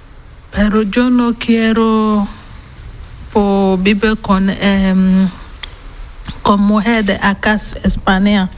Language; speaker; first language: Spanish; non-native, learner; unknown